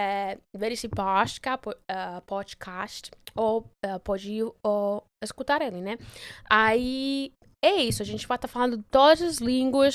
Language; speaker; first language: Portuguese; non-native, fluent; Spanish